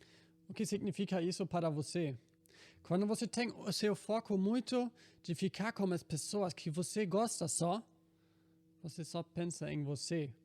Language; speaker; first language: Portuguese; non-native, fluent; German